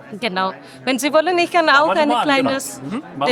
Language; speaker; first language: German; non-native, learner; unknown